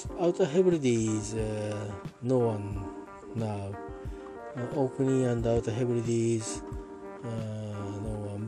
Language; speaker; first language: English; non-native, learner; Japanese